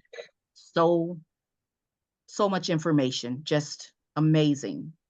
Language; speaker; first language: English; native; English